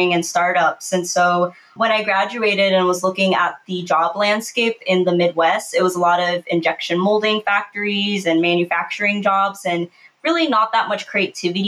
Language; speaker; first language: English; native; English